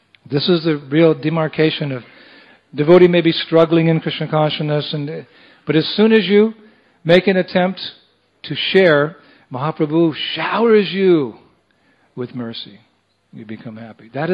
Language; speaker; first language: English; native; English